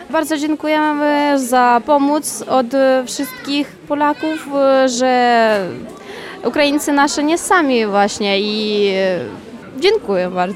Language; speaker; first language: Polish; non-native, learner; Ukrainian